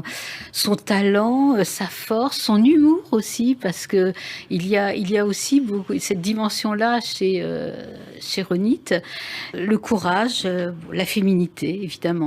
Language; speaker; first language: French; native; French